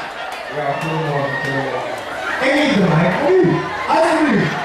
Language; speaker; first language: Dutch; non-native, local second language; Sranan Tongo